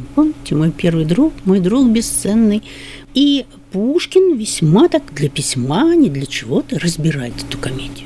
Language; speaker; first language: Russian; native; Russian